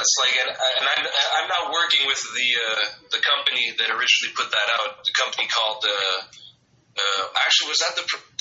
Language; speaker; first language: English; non-native, fluent; French